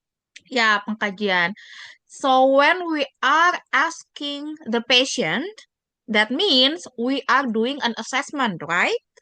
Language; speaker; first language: English; non-native, fluent; Indonesian